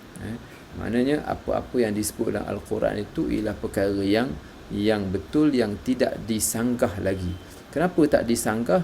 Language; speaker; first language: Malay; native; Malay